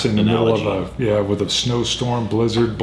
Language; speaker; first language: English; native; English